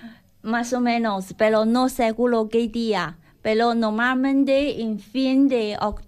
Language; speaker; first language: Spanish; non-native, learner; Chinese